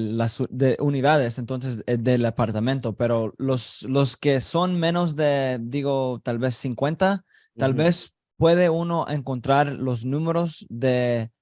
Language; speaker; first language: Spanish; early bilingual, heritage; Spanish